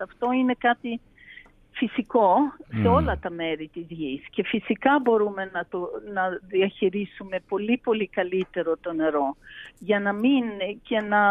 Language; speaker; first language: Greek; early bilingual, heritage; Greek